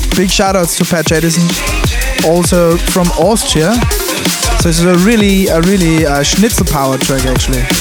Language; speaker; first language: English; non-native, fluent; German